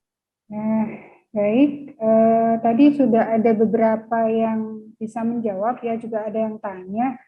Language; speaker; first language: Indonesian; native; Indonesian